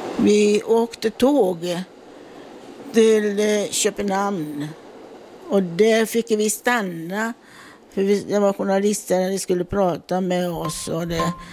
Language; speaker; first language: Swedish; non-native, fluent; Italian